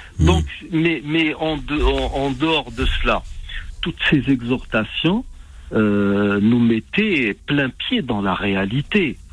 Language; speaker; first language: French; non-native, local second language; Arabic